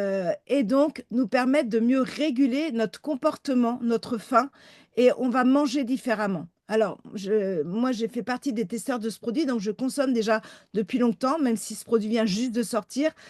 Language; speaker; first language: French; native; French